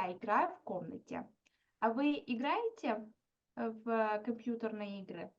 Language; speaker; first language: Russian; non-native, fluent; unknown